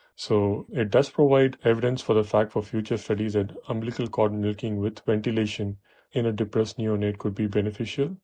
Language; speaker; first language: English; non-native, local second language; Tamil